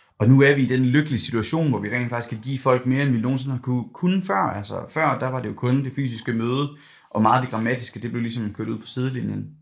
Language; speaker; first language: Danish; native; Danish